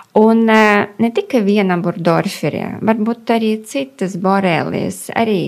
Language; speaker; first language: Latvian; non-native, local second language; Russian